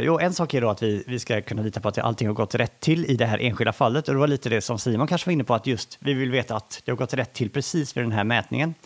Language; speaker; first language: Swedish; native; Swedish